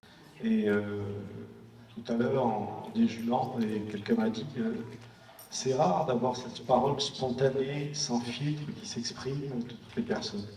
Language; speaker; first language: French; native; French